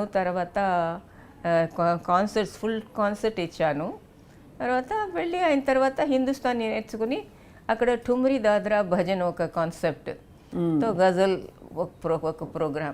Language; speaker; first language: Telugu; non-native, local second language; Tamil